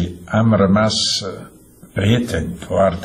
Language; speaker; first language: Romanian; non-native, fluent; Slovak